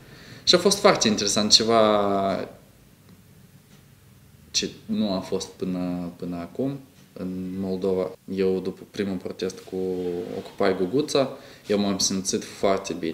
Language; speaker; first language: Romanian; non-native, local second language; Russian